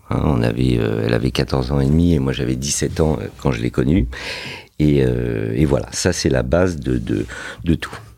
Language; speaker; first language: French; early bilingual, other home language; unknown